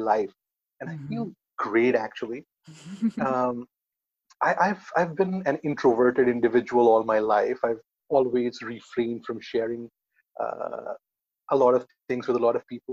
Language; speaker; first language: English; non-native, local second language; Hindi